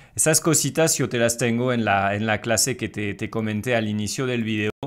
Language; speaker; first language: Spanish; non-native, fluent; French